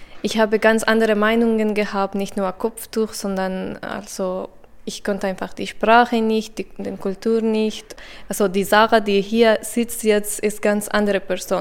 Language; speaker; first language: German; non-native, fluent; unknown